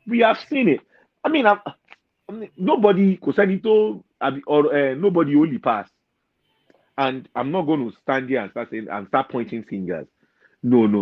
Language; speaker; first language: English; non-native, local second language; Yoruba